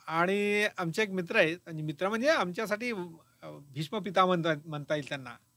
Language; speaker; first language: Marathi; native; Marathi